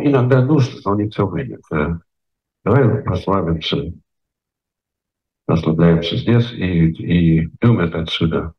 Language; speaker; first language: Russian; non-native, fluent; English